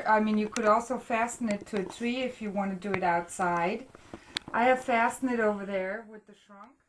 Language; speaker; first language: English; non-native, fluent; German